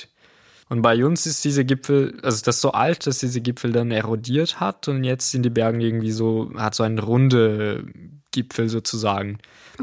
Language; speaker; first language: German; non-native, fluent; Portuguese